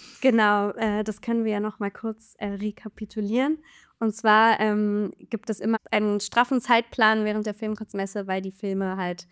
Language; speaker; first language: German; native; German